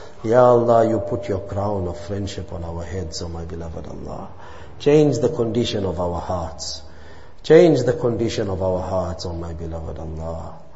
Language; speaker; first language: English; native; English